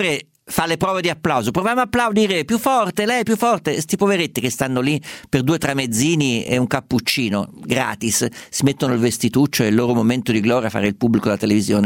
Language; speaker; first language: Italian; native; Italian